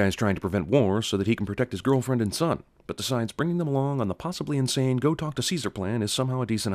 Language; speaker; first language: English; native; English